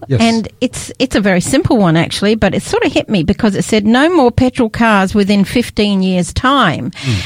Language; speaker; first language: English; native; English